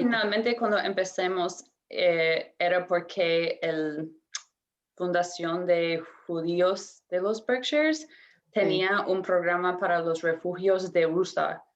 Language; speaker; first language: Spanish; non-native, fluent; English